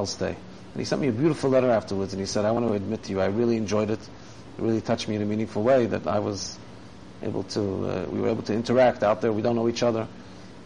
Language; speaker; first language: English; native; English